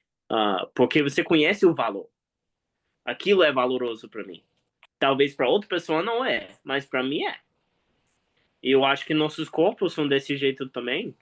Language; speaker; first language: Portuguese; non-native, fluent; English